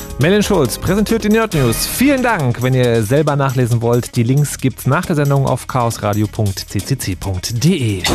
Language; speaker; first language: German; native; German